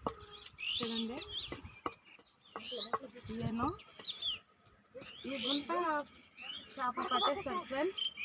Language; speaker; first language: Telugu; native; Telugu